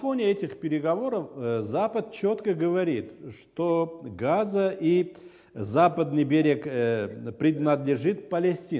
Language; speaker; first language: Russian; non-native, fluent; Armenian